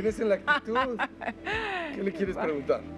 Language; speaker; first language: Spanish; native; Spanish